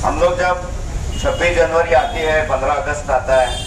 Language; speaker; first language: Hindi; non-native, local second language; Marathi